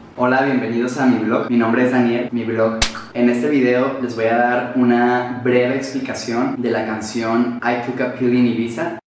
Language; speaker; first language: Spanish; native; Spanish